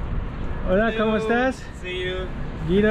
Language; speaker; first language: Spanish; non-native, learner; German